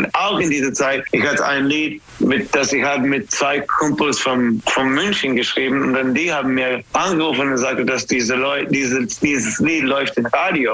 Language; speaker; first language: German; non-native, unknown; English